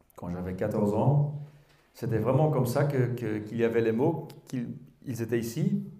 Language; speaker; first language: French; non-native, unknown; Dutch